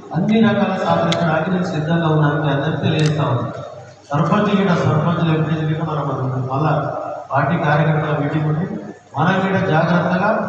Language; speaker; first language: Telugu; native; Telugu